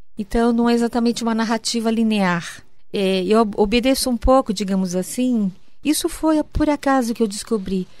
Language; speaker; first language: Portuguese; early bilingual, other home language; Japanese